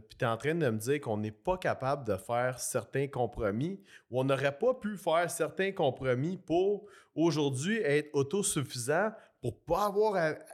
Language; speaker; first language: French; native; French